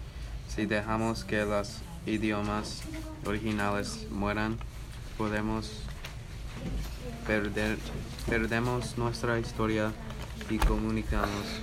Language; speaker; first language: Spanish; non-native, learner; English